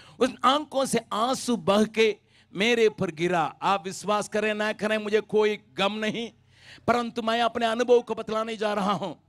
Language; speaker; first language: Hindi; non-native, local second language; Tamil